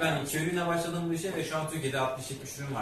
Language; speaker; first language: Turkish; native; Turkish